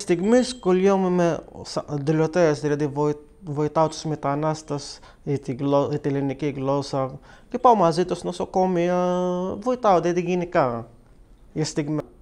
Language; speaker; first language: Greek; non-native, learner; Arabic